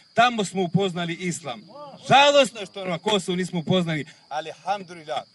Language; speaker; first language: Bosnian; non-native, local second language; Romany